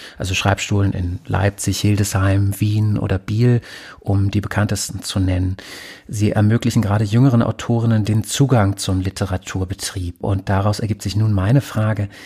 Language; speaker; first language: German; native; German